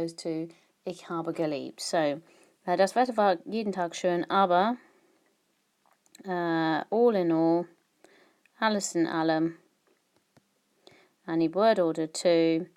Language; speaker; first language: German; non-native, fluent; English